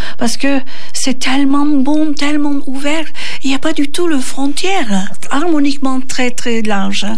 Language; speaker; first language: French; non-native, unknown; Turkish